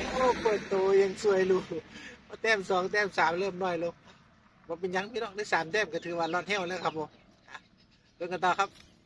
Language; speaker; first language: Thai; non-native, local second language; Northeastern Thai